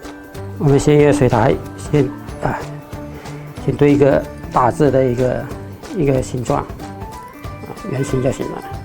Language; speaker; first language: Chinese; native; Chinese